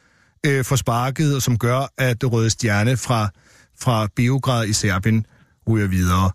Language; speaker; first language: Danish; native; Danish